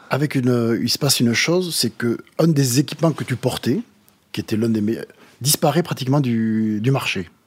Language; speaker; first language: French; native; French